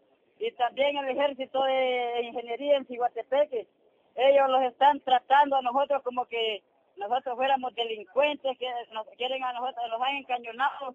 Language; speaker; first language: Spanish; native; Spanish